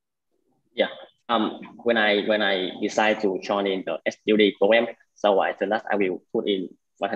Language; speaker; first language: English; non-native, learner; Vietnamese